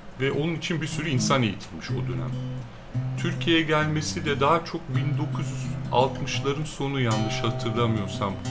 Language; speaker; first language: Turkish; early bilingual, heritage; Turkish